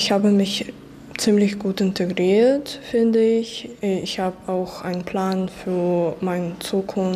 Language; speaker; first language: German; early bilingual, other home language; Ukrainian